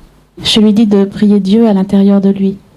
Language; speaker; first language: French; native; French